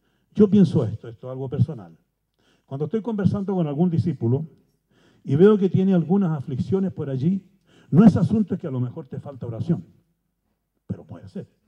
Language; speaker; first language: Spanish; native; Spanish